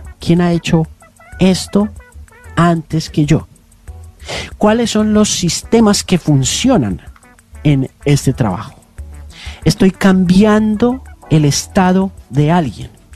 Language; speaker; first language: Spanish; native; Spanish